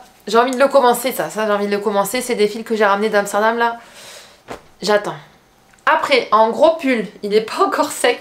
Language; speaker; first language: French; native; French